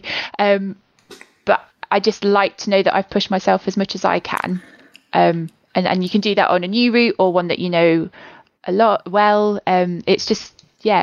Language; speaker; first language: English; native; English